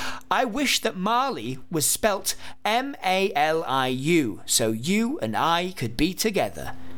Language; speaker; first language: English; native; English